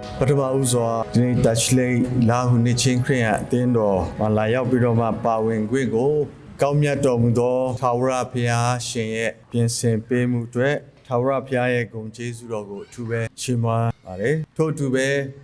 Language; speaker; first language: Burmese; non-native, local second language; Lahu